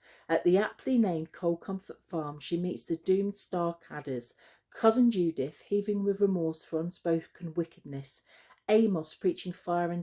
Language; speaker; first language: English; native; English